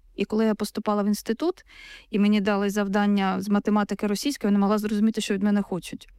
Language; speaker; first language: Ukrainian; native; Ukrainian